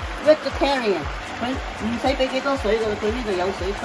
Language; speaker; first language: Cantonese; native; Cantonese